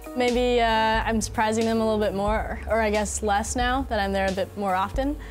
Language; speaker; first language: English; native; English